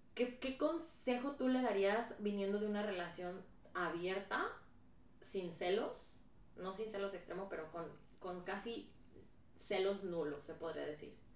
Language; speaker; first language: Spanish; early bilingual, heritage; Spanish